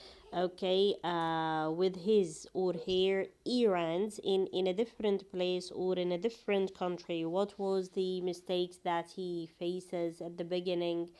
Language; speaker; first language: English; non-native, fluent; Arabic